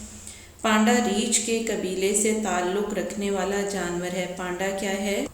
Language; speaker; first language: Urdu; native; Urdu